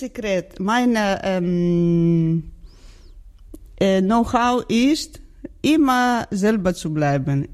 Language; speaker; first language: German; non-native, learner; Georgian